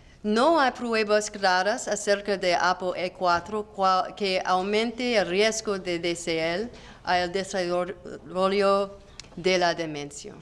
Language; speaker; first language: Spanish; non-native, learner; English